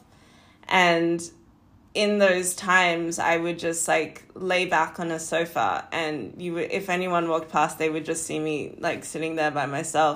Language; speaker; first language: English; native; English